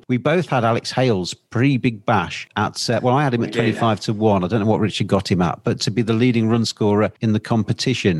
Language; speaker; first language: English; native; English